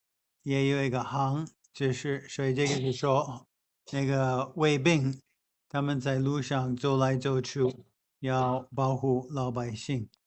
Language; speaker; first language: Chinese; non-native, fluent; English